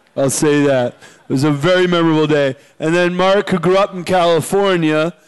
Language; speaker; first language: English; native; English